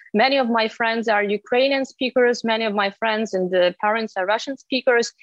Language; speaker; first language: English; non-native, fluent; Ukrainian